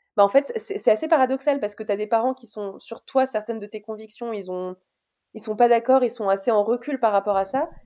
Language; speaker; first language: French; native; French